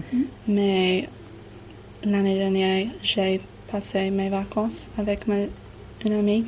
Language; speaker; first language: French; non-native, learner; English